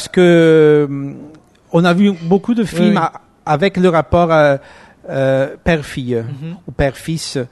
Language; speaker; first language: French; non-native, fluent; Italian